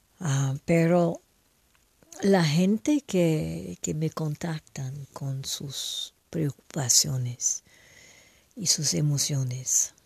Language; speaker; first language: Spanish; non-native, fluent; French